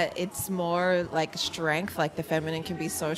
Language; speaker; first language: English; native; English